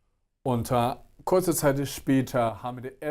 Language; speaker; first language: German; non-native, fluent; Chinese